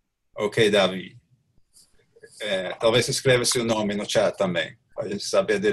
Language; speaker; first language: Portuguese; non-native, fluent; English